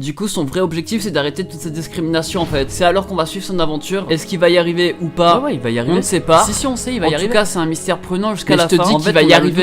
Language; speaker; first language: French; native; French